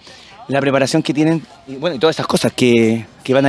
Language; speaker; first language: Spanish; native; Spanish